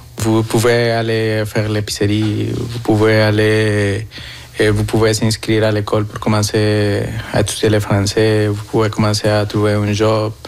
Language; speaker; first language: French; non-native, fluent; Spanish